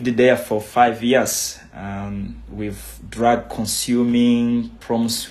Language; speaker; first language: English; non-native, local second language; Kinyarwanda